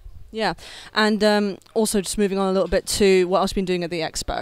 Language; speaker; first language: English; native; English